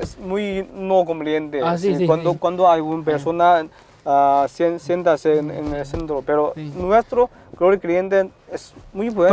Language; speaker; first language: Spanish; non-native, learner; Chinese